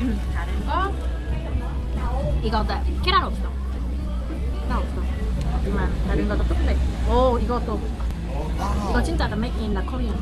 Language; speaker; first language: Korean; non-native, learner; Vietnamese